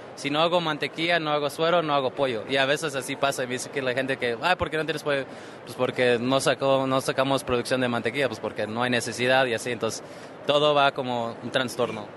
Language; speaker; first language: Spanish; early bilingual, heritage; Spanish